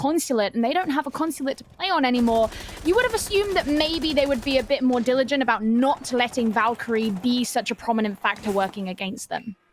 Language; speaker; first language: English; native; English